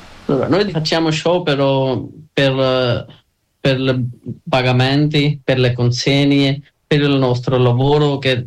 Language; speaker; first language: Italian; non-native, learner; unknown